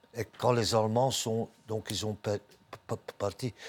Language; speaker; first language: French; native; French